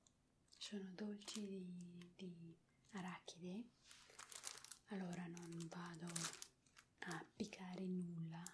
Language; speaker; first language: Italian; non-native, learner; Spanish